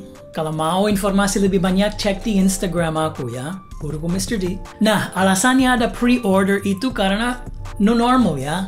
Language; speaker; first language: Indonesian; non-native, fluent; English